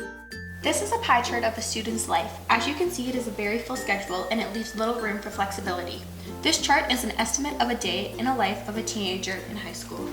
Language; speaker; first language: English; native; English